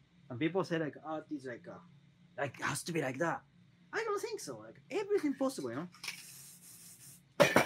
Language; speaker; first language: English; non-native, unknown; Japanese